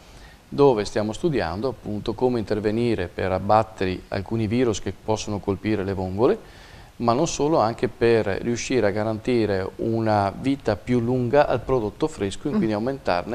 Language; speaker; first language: Italian; native; Italian